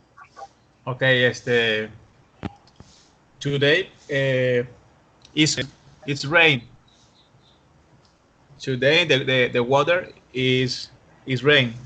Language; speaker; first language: English; non-native, learner; Spanish